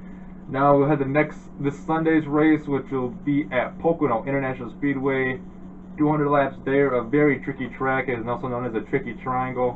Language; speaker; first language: English; native; English